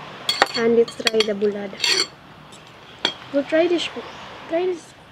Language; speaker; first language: English; non-native, learner; Cebuano